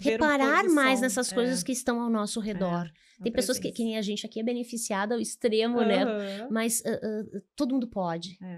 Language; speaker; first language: Portuguese; native; Portuguese